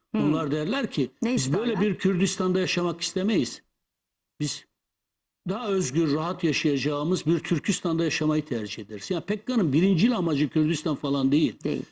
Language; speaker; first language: Turkish; non-native, local second language; Kurdish